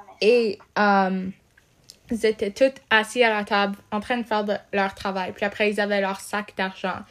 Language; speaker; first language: French; non-native, local second language; English